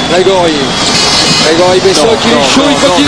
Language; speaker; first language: French; native; French